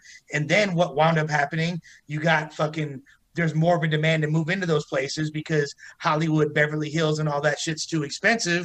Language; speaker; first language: English; native; English